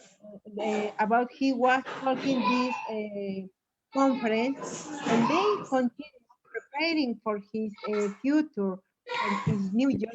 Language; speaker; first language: English; non-native, learner; Spanish